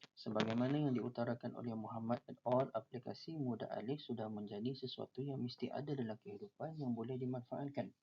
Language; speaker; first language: Malay; native; Malay